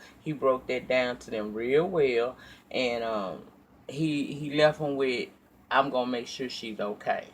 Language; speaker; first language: English; native; English